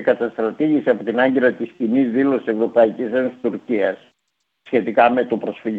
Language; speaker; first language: Greek; native; Greek